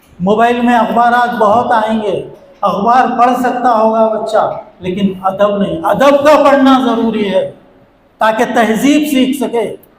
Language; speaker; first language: Urdu; native; Urdu